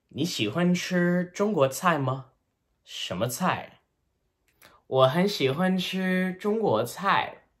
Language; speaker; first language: Chinese; non-native, learner; English